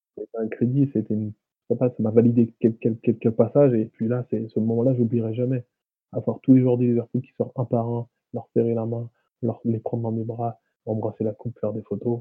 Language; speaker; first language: French; native; French